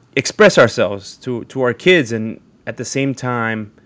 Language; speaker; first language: English; early bilingual, other home language; Spanish